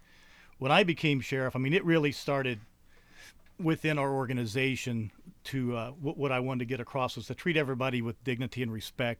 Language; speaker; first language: English; native; English